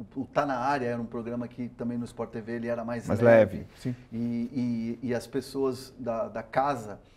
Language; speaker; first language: Portuguese; non-native, local second language; Spanish